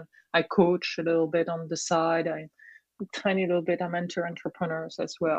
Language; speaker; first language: English; non-native, fluent; French